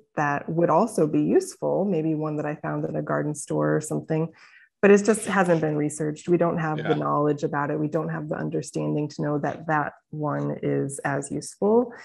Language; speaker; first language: English; native; English